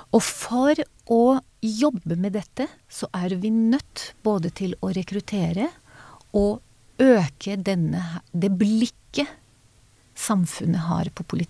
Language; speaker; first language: Norwegian; non-native, fluent; Hebrew